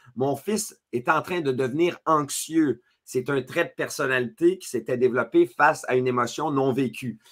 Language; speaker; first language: French; native; French